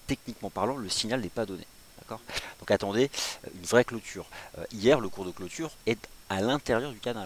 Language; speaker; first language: French; native; French